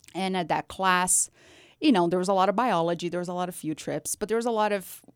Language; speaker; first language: English; non-native, fluent; Portuguese